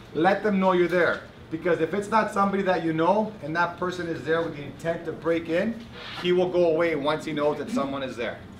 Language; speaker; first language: English; native; English